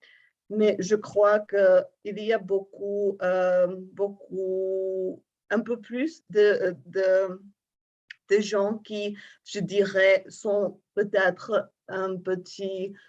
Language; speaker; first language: French; non-native, fluent; Czech